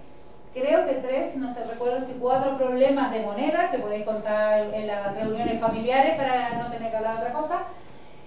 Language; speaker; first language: Spanish; native; Spanish